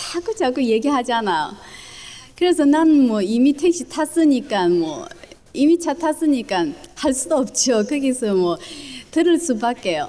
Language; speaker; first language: Korean; early bilingual, other home language; Chinese